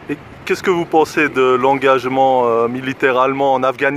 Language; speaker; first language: French; native; French